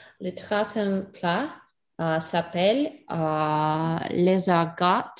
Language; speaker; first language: French; non-native, learner; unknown